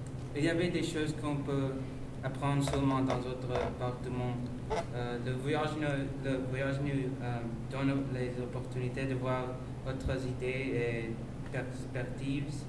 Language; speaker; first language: French; non-native, learner; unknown